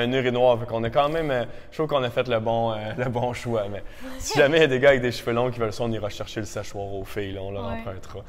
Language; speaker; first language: French; native; French